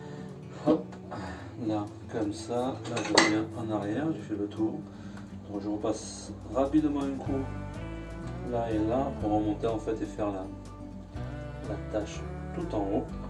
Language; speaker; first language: French; native; French